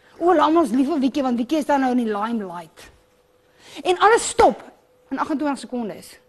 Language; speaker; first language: Afrikaans; non-native, local second language; English